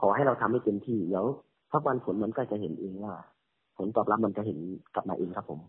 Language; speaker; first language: Thai; native; Thai